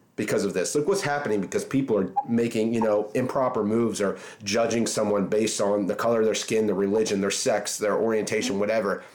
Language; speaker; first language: English; native; English